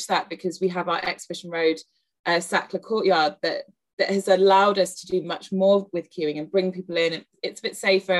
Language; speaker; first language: English; native; English